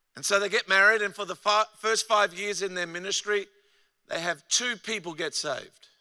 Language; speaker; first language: English; native; English